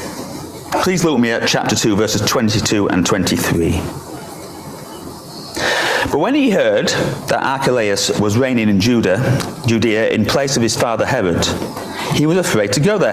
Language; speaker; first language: English; native; English